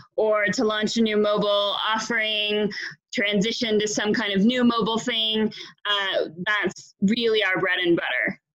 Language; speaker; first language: English; native; English